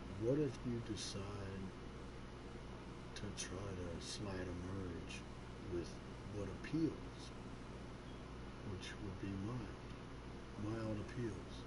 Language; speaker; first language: English; native; English